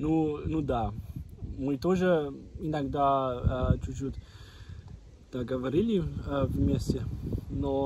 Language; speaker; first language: Russian; non-native, learner; German